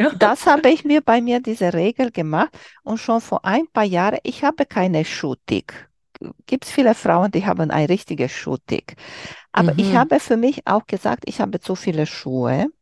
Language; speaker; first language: German; non-native, learner; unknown